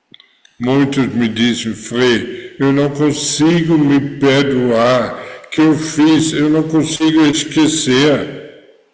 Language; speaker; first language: Portuguese; non-native, fluent; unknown